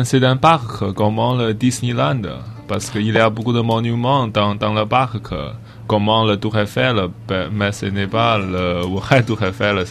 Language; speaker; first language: French; non-native, learner; Chinese